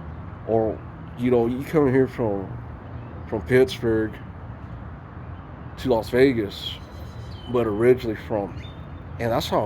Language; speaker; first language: English; native; English